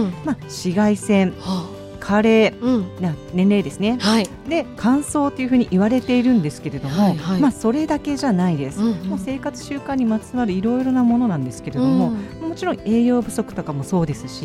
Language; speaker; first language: Japanese; native; Japanese